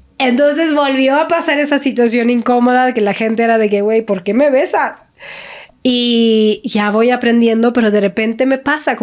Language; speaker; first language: Spanish; non-native, fluent; Swedish